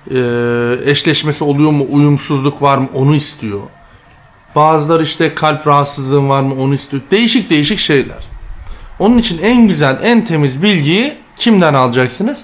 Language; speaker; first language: Turkish; native; Turkish